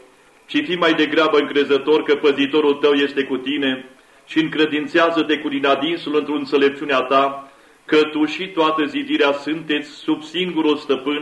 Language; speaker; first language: Romanian; native; Romanian